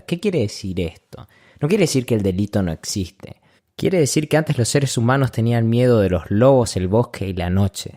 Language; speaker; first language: Spanish; native; Spanish